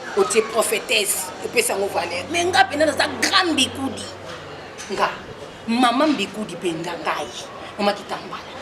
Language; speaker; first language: Lingala; non-native, local second language; Kongo